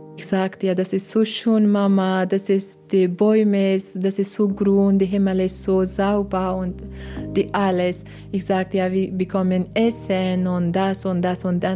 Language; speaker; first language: German; non-native, learner; Persian